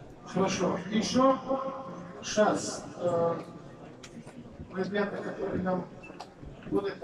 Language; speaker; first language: Russian; non-native, learner; Tajik